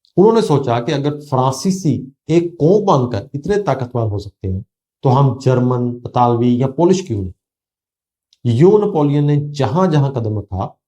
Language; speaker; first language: Urdu; native; Urdu